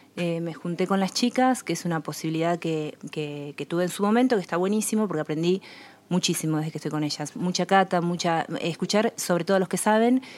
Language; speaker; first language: Spanish; native; Spanish